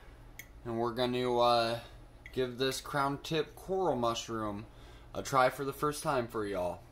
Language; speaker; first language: English; native; English